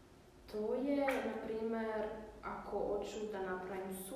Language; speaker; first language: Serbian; early bilingual, heritage; Serbian